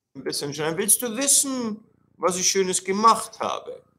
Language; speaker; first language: German; non-native, fluent; Italian